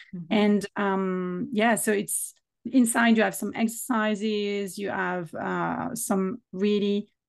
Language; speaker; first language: English; non-native, fluent; French